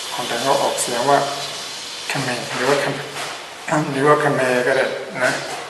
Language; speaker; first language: Thai; non-native, fluent; Burmese